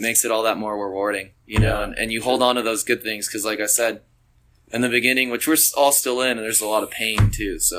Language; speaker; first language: English; native; English